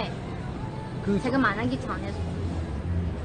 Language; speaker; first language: Korean; non-native, fluent; Chinese